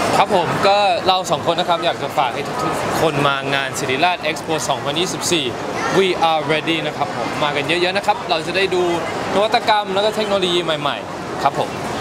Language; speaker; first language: Thai; early bilingual, heritage; English